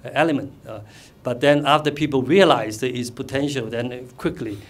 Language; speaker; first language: English; non-native, fluent; Cantonese